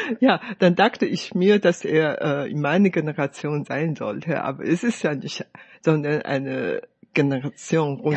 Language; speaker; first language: German; non-native, fluent; Chinese